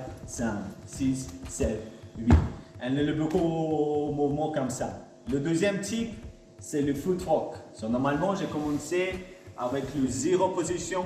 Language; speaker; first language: French; non-native, learner; Latvian